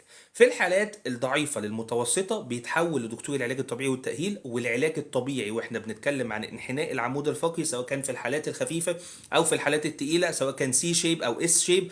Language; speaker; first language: Arabic; native; Arabic